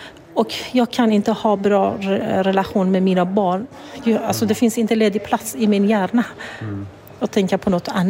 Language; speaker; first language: Swedish; non-native, learner; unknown